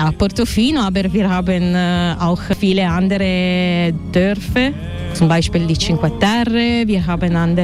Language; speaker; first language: German; non-native, learner; Italian